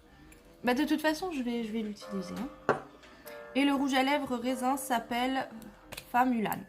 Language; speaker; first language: French; native; French